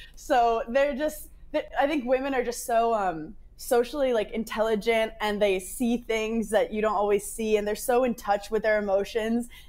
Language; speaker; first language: English; native; English